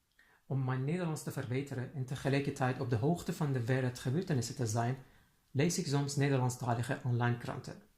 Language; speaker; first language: Dutch; non-native, fluent; Persian